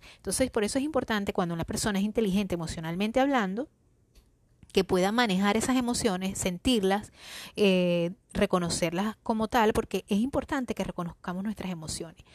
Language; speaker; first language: Spanish; native; Spanish